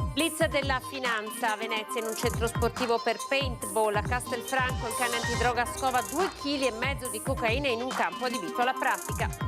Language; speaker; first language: Italian; native; Italian